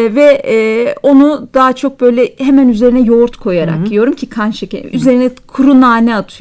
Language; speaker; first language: Turkish; native; Turkish